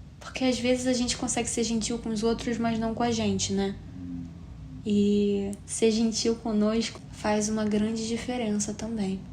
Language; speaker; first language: Portuguese; native; Portuguese